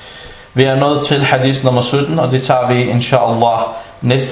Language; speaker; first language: Danish; early bilingual, other home language; Arabic